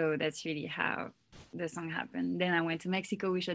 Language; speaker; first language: English; non-native, fluent; French